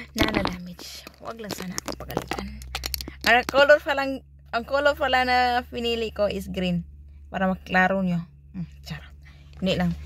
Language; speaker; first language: Filipino; non-native, local second language; Cebuano